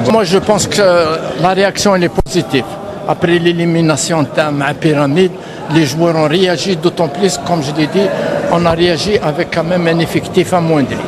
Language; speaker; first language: French; non-native, local second language; Arabic